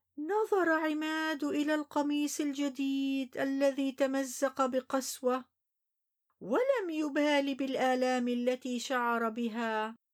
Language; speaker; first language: Arabic; native; Arabic